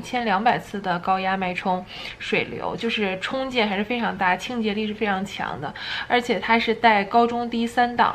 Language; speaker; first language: Chinese; native; Chinese